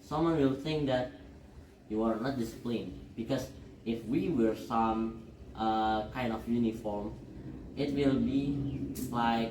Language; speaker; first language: English; non-native, learner; Indonesian